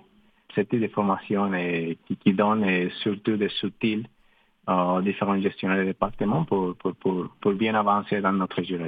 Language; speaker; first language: French; non-native, fluent; Spanish